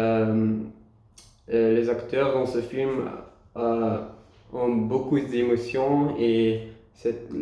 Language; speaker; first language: French; non-native, learner; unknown